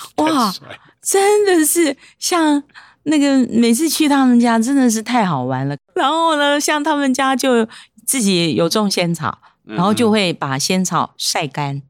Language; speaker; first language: Chinese; non-native, local second language; Hakka Chinese